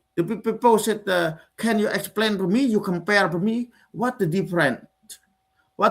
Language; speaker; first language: English; non-native, learner; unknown